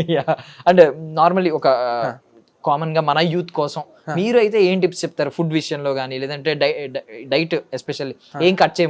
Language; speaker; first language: Telugu; native; Telugu